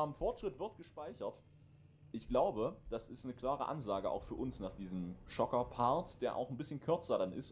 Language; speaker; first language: German; native; German